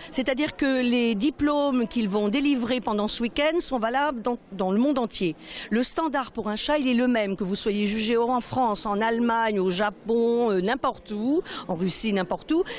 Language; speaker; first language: French; native; French